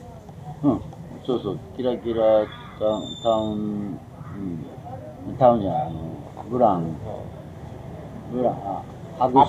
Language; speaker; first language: Japanese; native; Japanese